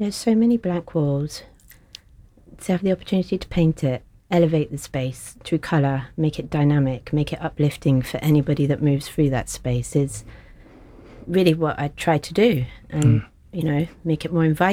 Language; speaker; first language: English; native; English